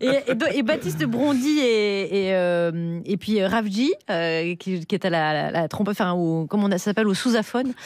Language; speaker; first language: French; native; French